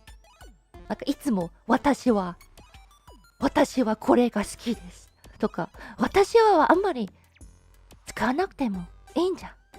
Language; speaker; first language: Japanese; non-native, learner; English